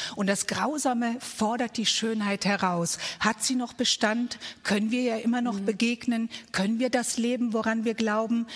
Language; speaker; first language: German; early bilingual, other home language; Croatian